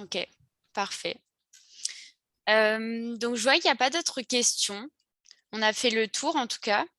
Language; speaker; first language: French; native; French